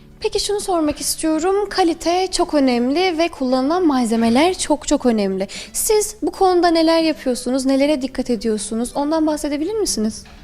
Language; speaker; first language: Turkish; native; Turkish